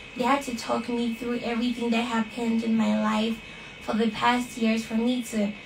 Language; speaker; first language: English; non-native, local second language; Akan